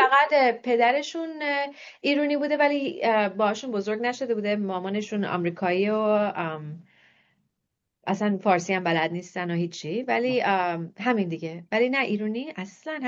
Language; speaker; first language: Persian; non-native, fluent; English